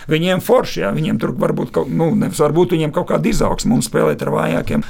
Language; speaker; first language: Latvian; native; Latvian